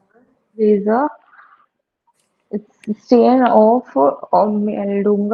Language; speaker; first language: German; non-native, learner; Hindi